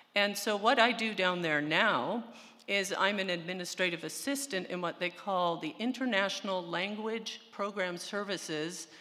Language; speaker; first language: English; early bilingual, other home language; Spanish